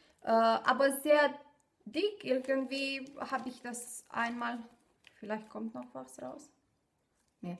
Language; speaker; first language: German; non-native, fluent; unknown